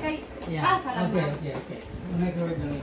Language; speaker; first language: English; non-native, local second language; Filipino